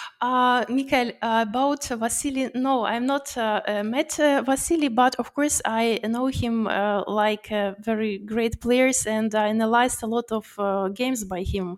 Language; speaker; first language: English; non-native, learner; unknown